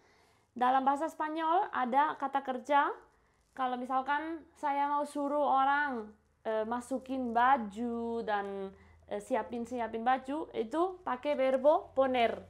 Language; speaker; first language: Indonesian; non-native, fluent; Spanish